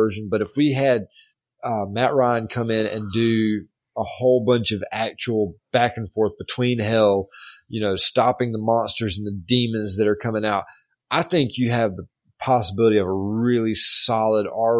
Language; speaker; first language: English; native; English